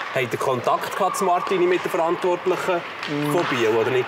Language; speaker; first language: German; native; German